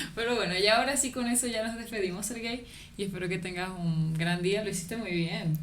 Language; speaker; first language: Spanish; native; Spanish